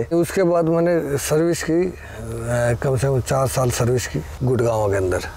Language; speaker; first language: Hindi; native; Hindi